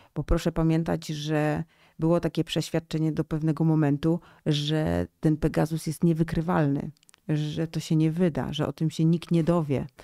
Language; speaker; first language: Polish; native; Polish